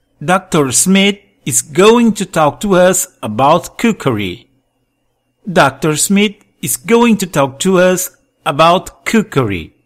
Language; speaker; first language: English; non-native, fluent; Portuguese